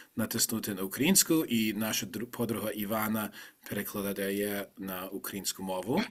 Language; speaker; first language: Ukrainian; early bilingual, other home language; English